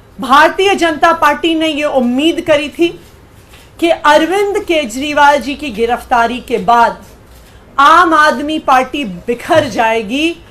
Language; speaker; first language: Hindi; native; Hindi